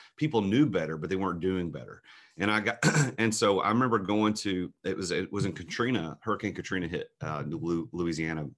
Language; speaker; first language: English; native; English